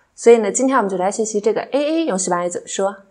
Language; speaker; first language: Chinese; native; Chinese